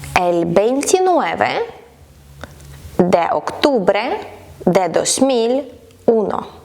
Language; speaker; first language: Spanish; non-native, fluent; Ukrainian